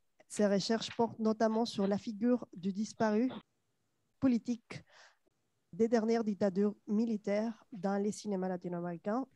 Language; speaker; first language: French; non-native, fluent; Spanish